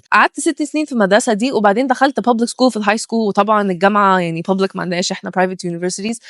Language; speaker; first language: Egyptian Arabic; early bilingual, heritage; Arabic